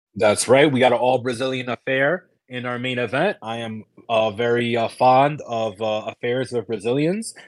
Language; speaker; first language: English; early bilingual, other home language; Spanish